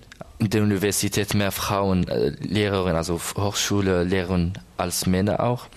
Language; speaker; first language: German; non-native, learner; Arabic